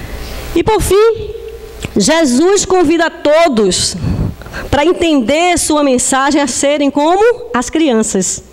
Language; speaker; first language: Portuguese; native; Portuguese